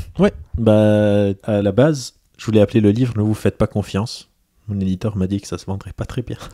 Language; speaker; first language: French; non-native, local second language; Arabic